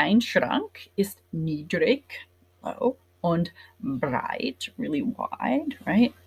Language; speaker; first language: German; non-native, fluent; English